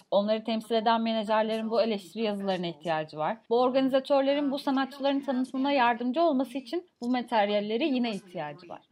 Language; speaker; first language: Turkish; native; Turkish